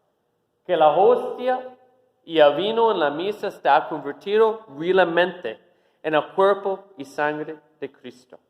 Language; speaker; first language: Spanish; non-native, fluent; English